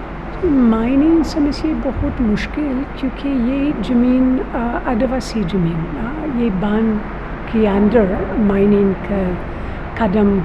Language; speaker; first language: Hindi; non-native, learner; English